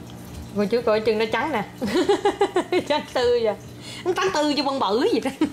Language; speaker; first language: Vietnamese; native; Vietnamese